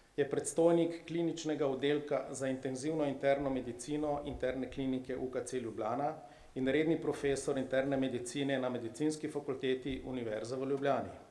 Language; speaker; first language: Slovenian; native; Slovenian